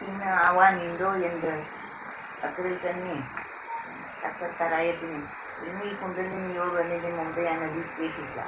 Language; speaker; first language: Malayalam; non-native, local second language; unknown